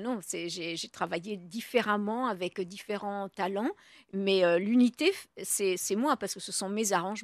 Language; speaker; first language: French; native; French